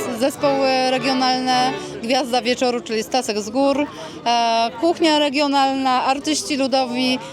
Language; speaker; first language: Polish; native; Polish